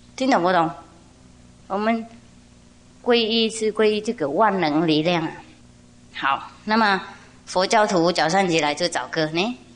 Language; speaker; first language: Chinese; non-native, fluent; Vietnamese